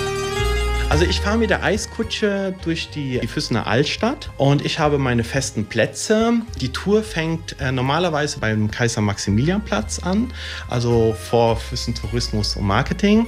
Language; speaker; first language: German; early bilingual, other home language; Italian